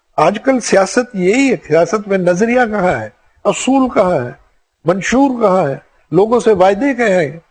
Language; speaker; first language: Urdu; non-native, local second language; Sindhi